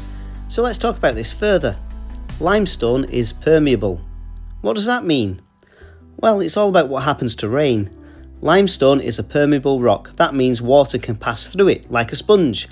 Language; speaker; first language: English; native; English